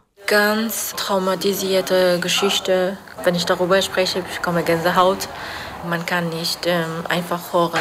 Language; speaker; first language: German; non-native, learner; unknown